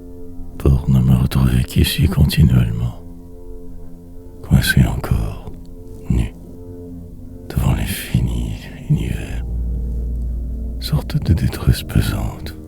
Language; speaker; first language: French; native; French